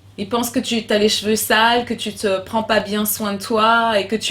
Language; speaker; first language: French; native; French